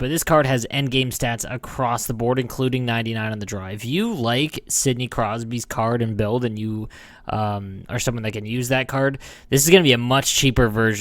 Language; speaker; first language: English; native; English